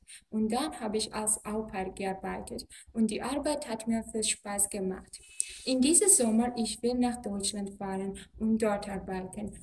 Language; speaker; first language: German; non-native, learner; Georgian